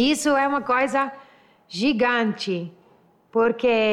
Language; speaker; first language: Portuguese; non-native, learner; Italian